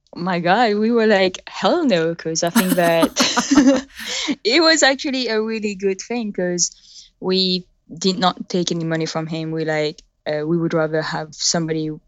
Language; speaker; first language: English; non-native, fluent; French